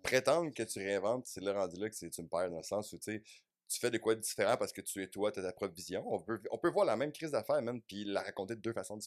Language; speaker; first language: French; native; French